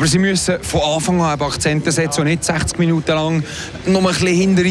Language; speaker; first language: German; native; German